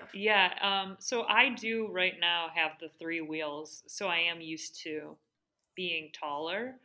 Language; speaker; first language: English; native; English